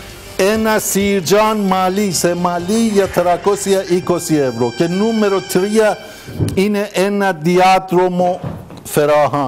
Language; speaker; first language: Greek; non-native, learner; Persian